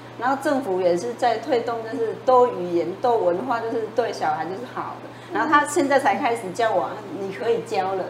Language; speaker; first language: Chinese; non-native, fluent; Vietnamese